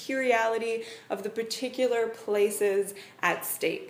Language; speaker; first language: English; native; English